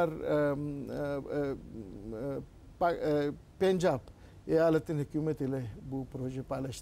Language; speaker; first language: Turkish; non-native, learner; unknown